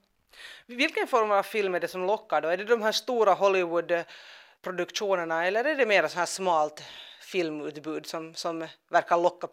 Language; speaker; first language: Swedish; native; Swedish